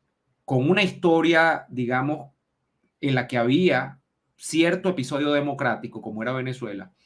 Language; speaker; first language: Spanish; native; Spanish